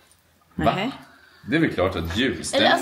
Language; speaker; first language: Swedish; native; Swedish